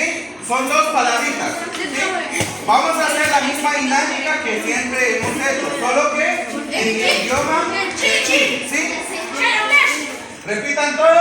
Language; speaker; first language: Spanish; non-native, local second language; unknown